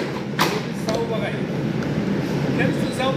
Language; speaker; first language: German; non-native, learner; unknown